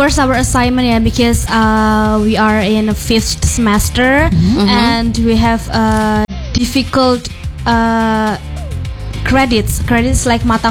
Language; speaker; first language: English; non-native, learner; Indonesian